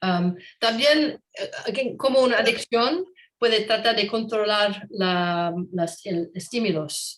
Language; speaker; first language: Spanish; non-native, learner; English